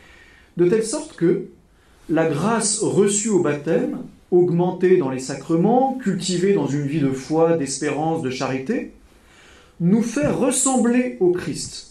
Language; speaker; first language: French; native; French